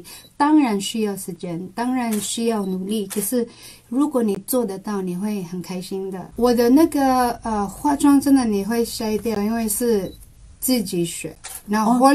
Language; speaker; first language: Chinese; non-native, local second language; Cebuano